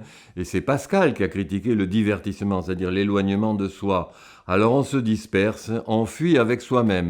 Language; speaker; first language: French; native; French